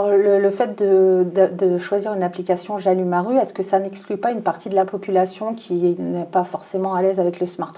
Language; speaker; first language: French; native; French